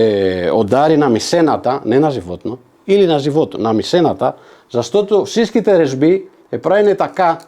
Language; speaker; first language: Bulgarian; non-native, fluent; Macedonian